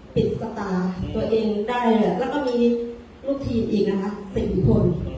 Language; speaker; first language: Thai; native; Thai